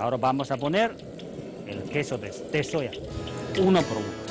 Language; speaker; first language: Spanish; non-native, fluent; Chinese